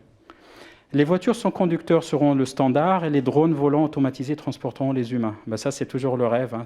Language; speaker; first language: French; non-native, local second language; Arabic